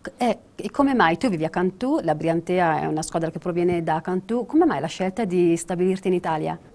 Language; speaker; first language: Italian; native; Italian